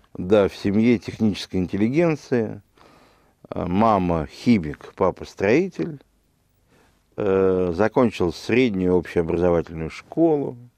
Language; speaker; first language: Russian; native; Russian